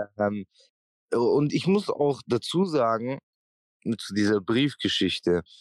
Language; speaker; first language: German; native; German